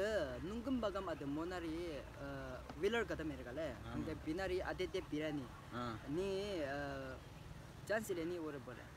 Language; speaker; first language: Tamil; non-native, learner; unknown